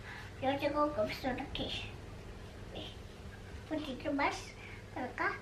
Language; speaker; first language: Spanish; early bilingual, heritage; Spanish